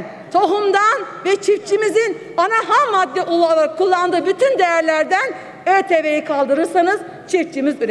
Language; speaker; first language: Turkish; native; Turkish